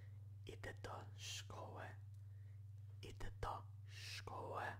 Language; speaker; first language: Polish; non-native, learner; English